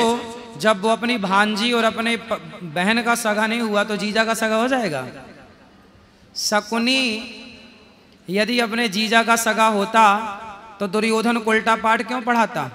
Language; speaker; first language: Hindi; native; Hindi